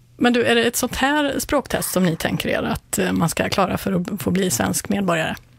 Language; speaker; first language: Swedish; native; Swedish